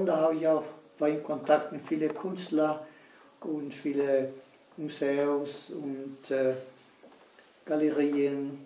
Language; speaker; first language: German; non-native, fluent; Spanish